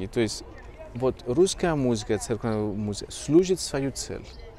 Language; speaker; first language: Russian; non-native, fluent; Greek